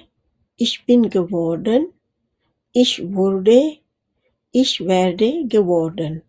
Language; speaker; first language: German; non-native, fluent; Urdu